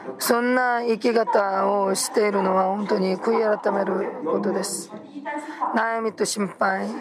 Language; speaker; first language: Japanese; non-native, fluent; Korean